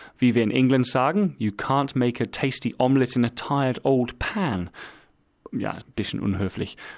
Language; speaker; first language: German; non-native, fluent; English